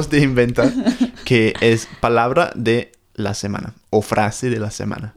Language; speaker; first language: Spanish; non-native, fluent; English